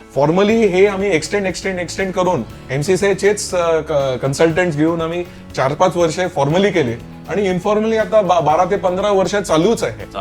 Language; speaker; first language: Marathi; non-native, local second language; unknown